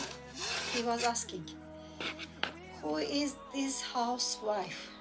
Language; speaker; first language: English; non-native, learner; Turkish